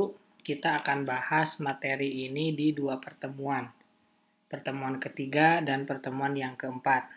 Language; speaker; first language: Indonesian; native; Indonesian